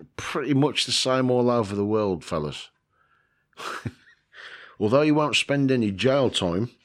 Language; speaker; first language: English; native; English